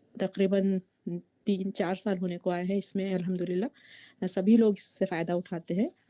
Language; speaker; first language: Urdu; native; Urdu